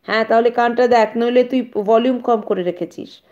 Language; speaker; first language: Hindi; non-native, local second language; Bangla